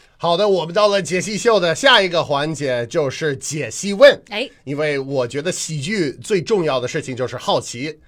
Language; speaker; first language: Chinese; non-native, fluent; English